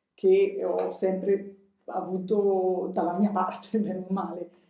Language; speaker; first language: Italian; native; Italian